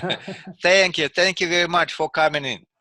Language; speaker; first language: English; non-native, learner; Russian